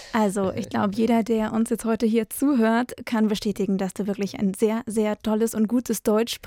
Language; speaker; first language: German; native; German